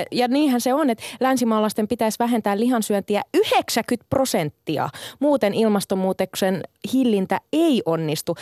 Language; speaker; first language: Finnish; early bilingual, other home language; Sinhala